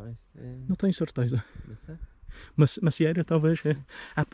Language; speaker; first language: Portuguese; non-native, learner; English